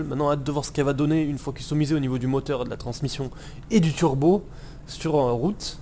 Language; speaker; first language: French; native; French